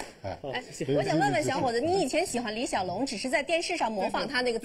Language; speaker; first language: Chinese; native; Chinese